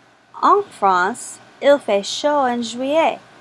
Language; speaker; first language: French; non-native, fluent; English